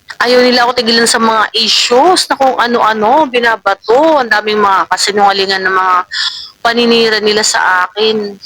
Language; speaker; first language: Filipino; non-native, local second language; Waray